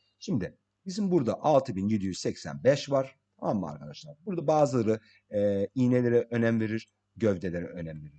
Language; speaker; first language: Turkish; early bilingual, heritage; English